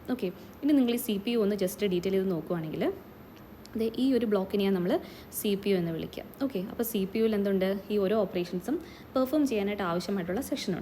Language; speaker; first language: Malayalam; native; Malayalam